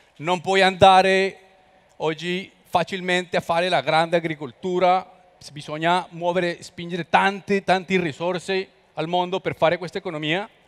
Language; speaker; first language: Italian; non-native, learner; Spanish